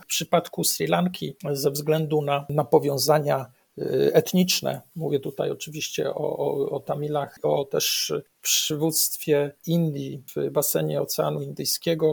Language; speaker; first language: Polish; native; Polish